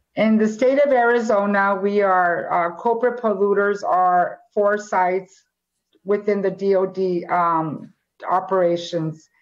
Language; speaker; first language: English; native; English